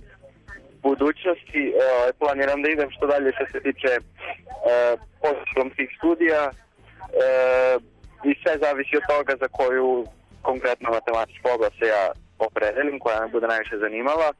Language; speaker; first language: Serbian; native; Serbian